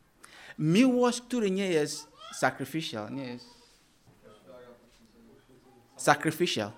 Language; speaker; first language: Polish; non-native, learner; Ukrainian